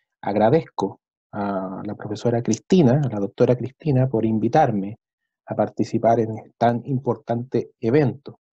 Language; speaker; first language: Spanish; native; Spanish